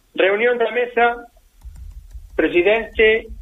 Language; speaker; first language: Spanish; non-native, local second language; Galician